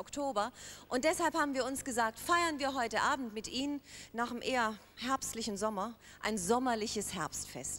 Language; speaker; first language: German; native; German